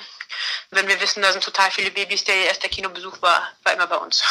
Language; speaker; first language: German; native; German